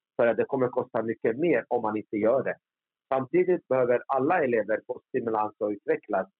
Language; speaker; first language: Swedish; early bilingual, other home language; Turoyo